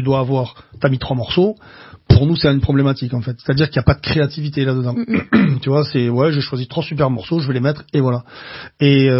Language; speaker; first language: French; native; French